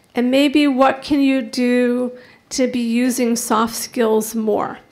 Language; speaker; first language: English; native; English